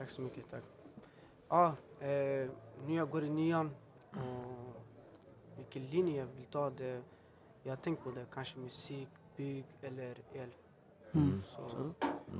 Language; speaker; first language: Swedish; early bilingual, other home language; Albanian